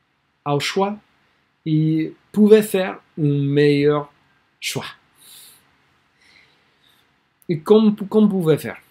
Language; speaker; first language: French; non-native, learner; English